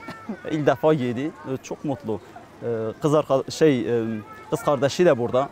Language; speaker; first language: Turkish; non-native, local second language; Kurdish